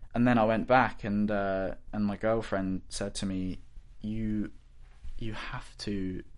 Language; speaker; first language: English; native; English